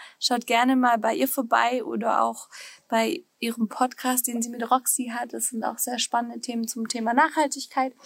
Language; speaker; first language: German; native; German